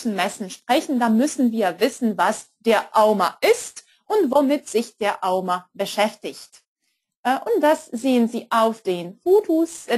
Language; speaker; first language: German; non-native, fluent; Polish